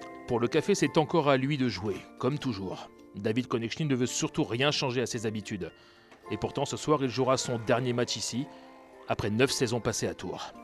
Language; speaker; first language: French; native; French